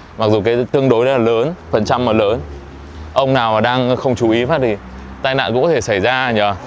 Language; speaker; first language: Vietnamese; native; Vietnamese